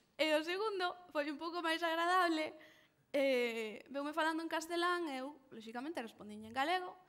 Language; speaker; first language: Galician; non-native, local second language; Spanish